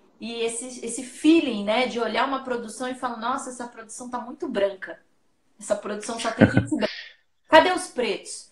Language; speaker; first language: Portuguese; native; Portuguese